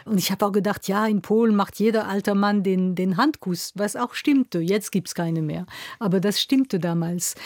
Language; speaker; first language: German; non-native, local second language; French